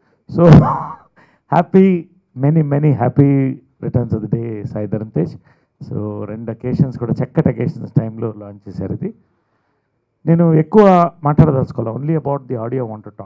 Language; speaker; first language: Telugu; native; Telugu